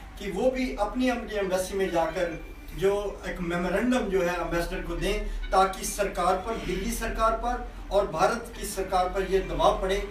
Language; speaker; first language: Hindi; non-native, local second language; Punjabi